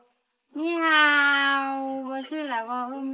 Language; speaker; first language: Chinese; non-native, learner; Lao